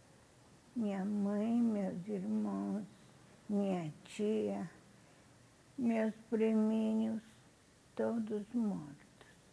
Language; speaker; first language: Portuguese; non-native, fluent; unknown